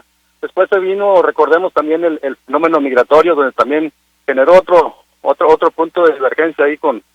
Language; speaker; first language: Spanish; native; Spanish